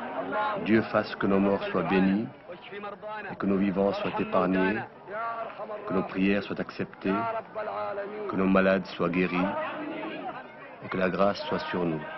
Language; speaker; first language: French; non-native, local second language; Arabic